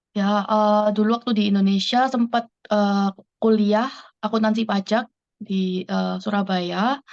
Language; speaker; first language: Indonesian; native; Indonesian